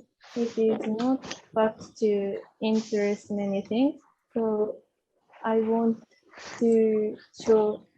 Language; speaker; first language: English; non-native, learner; Japanese